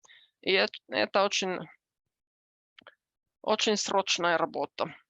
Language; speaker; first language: Russian; non-native, fluent; Finnish